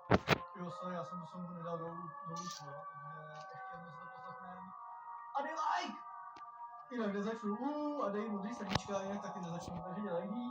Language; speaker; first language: Czech; native; Czech